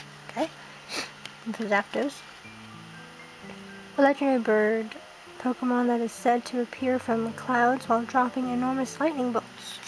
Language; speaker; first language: English; native; English